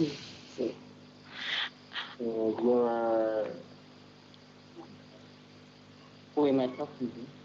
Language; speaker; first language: English; non-native, learner; Vietnamese